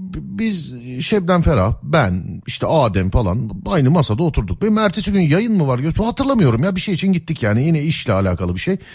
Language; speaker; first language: Turkish; native; Turkish